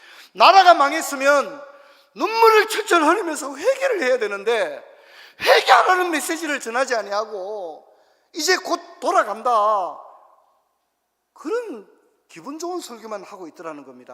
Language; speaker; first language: Korean; native; Korean